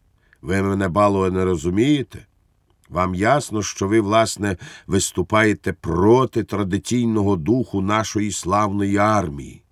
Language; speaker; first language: Ukrainian; native; Ukrainian